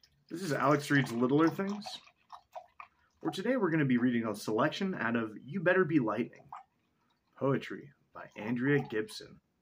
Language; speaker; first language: English; native; English